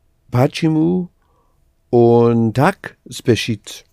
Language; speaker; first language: Russian; non-native, learner; English